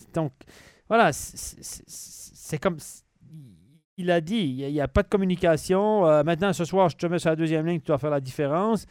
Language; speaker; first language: French; native; French